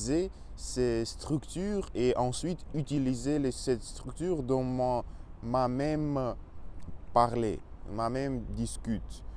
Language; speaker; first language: French; non-native, learner; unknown